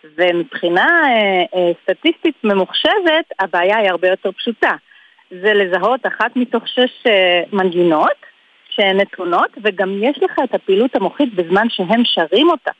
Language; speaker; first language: Hebrew; native; Hebrew